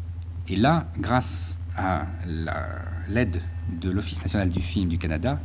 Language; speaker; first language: French; native; French